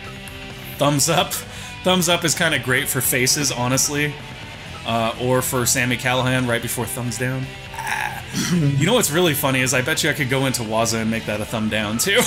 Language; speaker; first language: English; native; English